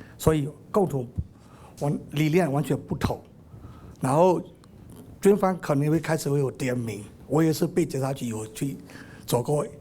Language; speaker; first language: Chinese; non-native, fluent; Burmese